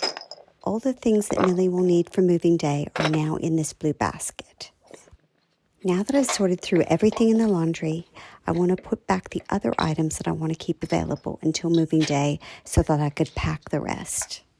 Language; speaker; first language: English; native; English